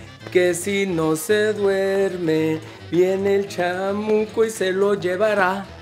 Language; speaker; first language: Spanish; early bilingual, heritage; Spanish